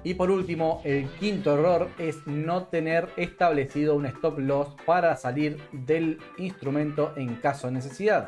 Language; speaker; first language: Spanish; native; Spanish